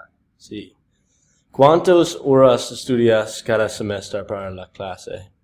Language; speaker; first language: Spanish; non-native, learner; English